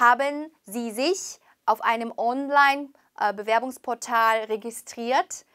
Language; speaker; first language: German; non-native, fluent; Korean